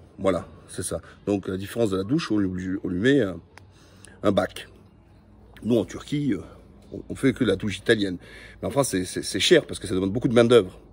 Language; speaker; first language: French; native; French